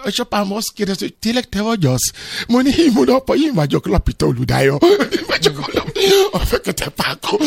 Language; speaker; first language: Hungarian; non-native, learner; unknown